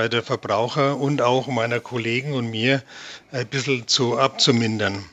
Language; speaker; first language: German; native; German